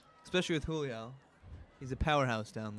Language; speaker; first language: English; native; English